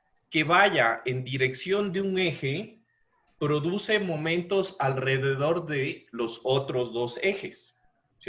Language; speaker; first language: Spanish; native; Spanish